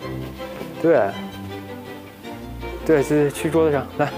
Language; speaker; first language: Chinese; native; Chinese